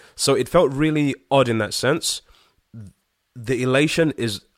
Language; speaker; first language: English; early bilingual, other home language; Shona